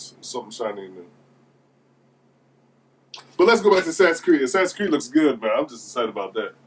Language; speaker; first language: English; native; English